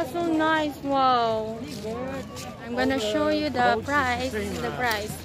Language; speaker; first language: English; non-native, fluent; Filipino